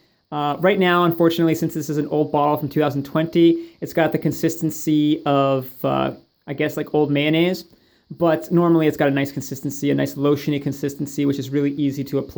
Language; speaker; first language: English; native; English